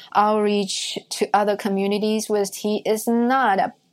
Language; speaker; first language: English; non-native, fluent; Chinese